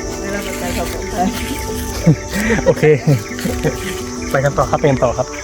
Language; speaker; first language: Thai; native; Thai